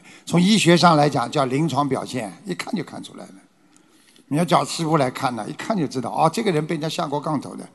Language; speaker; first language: Chinese; native; Chinese